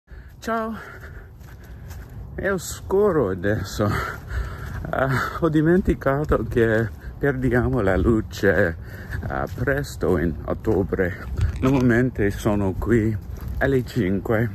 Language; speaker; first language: Italian; non-native, learner; English